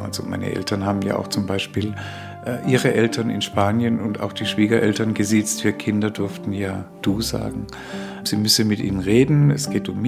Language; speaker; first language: German; early bilingual, other home language; Spanish